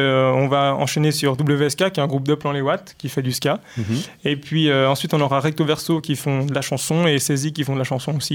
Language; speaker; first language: French; native; French